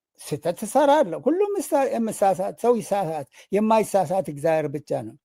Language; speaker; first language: Amharic; non-native, local second language; Oromo